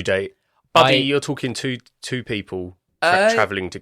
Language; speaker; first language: English; native; English